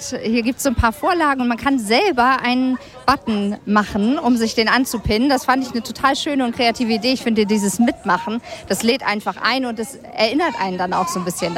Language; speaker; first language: German; native; German